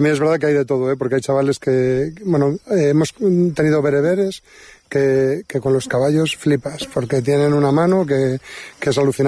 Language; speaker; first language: Spanish; native; Spanish